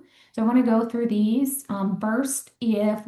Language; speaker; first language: English; native; English